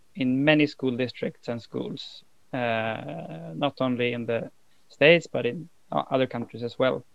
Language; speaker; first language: English; non-native, fluent; Swedish